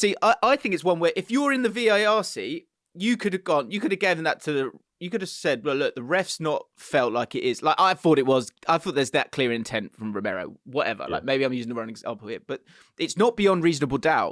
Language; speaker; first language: English; native; English